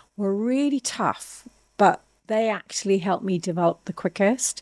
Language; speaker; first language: English; native; English